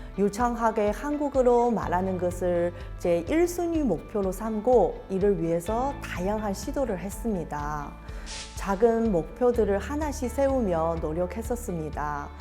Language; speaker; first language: Korean; non-native, fluent; Chinese